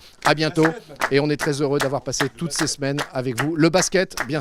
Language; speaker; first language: French; native; French